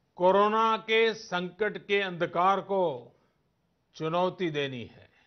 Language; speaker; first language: Hindi; non-native, local second language; Gujarati